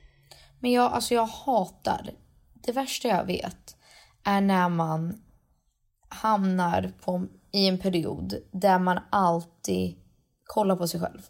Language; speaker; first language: Swedish; native; Swedish